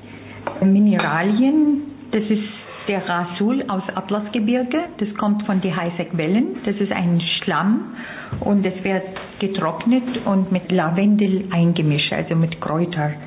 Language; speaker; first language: German; non-native, fluent; Arabic